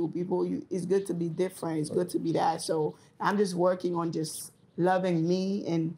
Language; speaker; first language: English; early bilingual, other home language; Haitian Creole